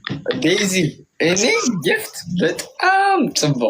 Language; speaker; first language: Amharic; non-native, learner; Tigrinya